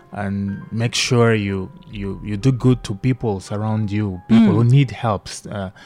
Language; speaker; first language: English; non-native, fluent; Portuguese